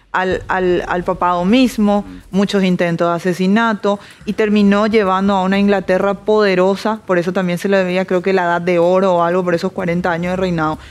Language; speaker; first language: Spanish; native; Spanish